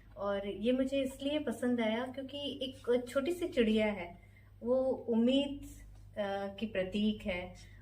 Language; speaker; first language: Hindi; native; Hindi